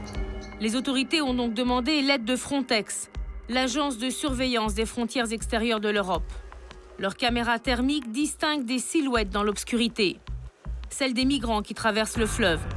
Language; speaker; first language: French; native; French